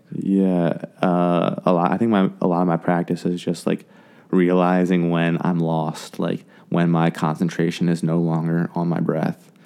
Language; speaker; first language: English; native; English